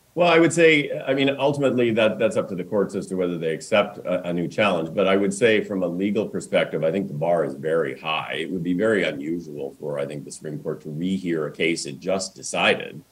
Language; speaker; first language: English; native; English